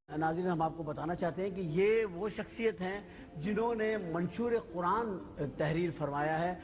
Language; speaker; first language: Urdu; native; Urdu